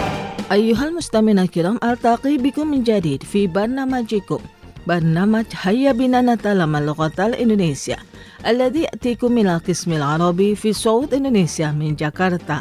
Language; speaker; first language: Arabic; non-native, learner; Indonesian